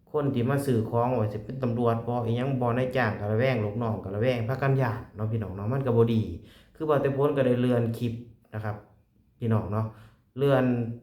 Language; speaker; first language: Thai; native; Thai